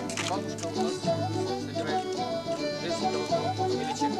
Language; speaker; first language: Russian; non-native, local second language; Kyrgyz